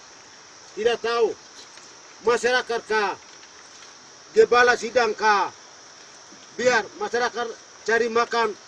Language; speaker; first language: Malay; non-native, local second language; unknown